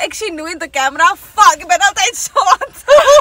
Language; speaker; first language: Dutch; non-native, learner; Italian